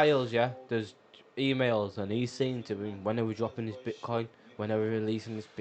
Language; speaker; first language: English; native; English